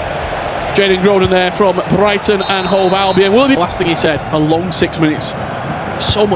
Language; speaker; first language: English; native; English